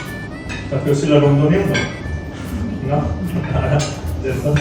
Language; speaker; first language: French; non-native, learner; Hindi